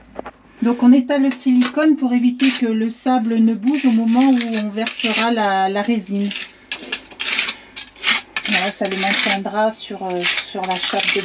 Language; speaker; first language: French; native; French